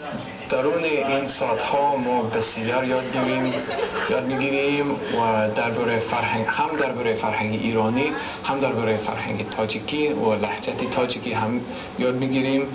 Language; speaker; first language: Persian; non-native, learner; English